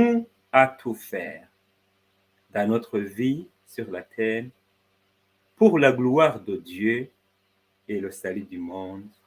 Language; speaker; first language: French; non-native, fluent; Spanish